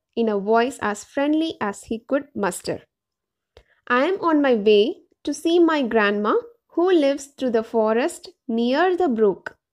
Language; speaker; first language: English; non-native, local second language; Tamil